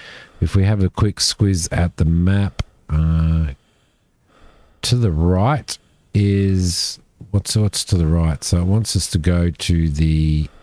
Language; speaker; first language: English; native; English